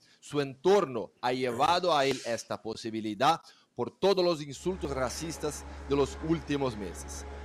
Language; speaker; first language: Spanish; non-native, fluent; Portuguese